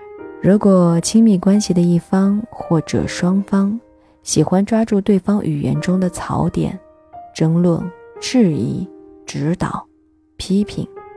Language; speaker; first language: Chinese; native; Chinese